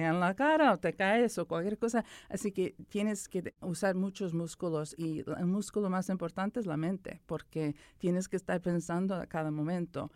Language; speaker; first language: Spanish; early bilingual, other home language; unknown